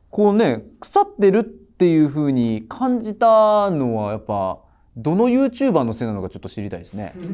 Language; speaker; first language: Japanese; native; Japanese